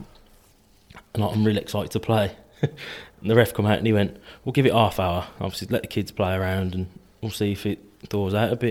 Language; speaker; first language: English; native; English